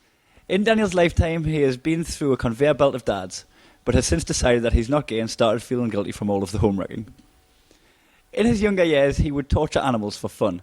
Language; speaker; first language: English; native; English